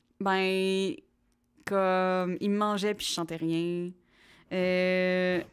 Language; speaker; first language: French; native; French